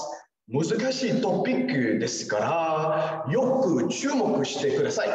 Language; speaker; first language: Japanese; non-native, learner; English